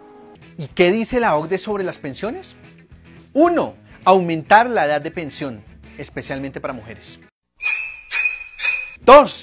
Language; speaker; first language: Spanish; native; Spanish